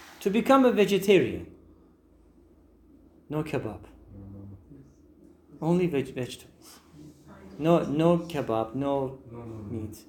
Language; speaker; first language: English; non-native, fluent; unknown